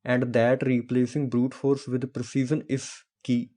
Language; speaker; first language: English; non-native, local second language; Punjabi